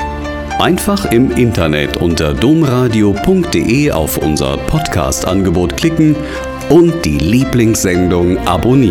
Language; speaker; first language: German; native; German